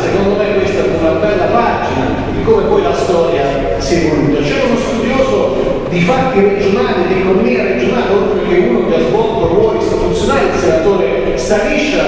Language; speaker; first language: Italian; native; Italian